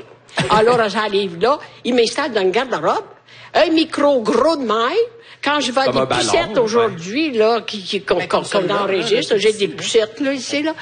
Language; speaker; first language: French; native; French